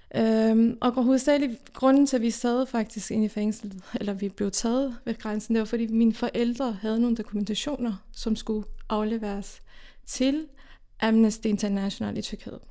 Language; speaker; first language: Danish; early bilingual, other home language; Persian